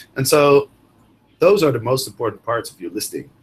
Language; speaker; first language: English; non-native, fluent; Dutch